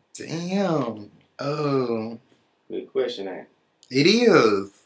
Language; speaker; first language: English; native; English